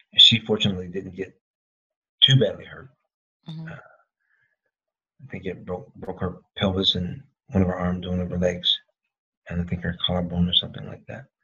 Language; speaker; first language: English; native; English